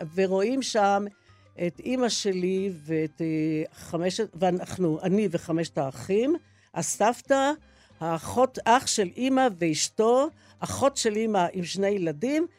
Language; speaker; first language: Hebrew; early bilingual, other home language; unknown